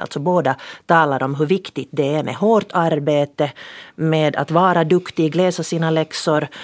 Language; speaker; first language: Swedish; native; Swedish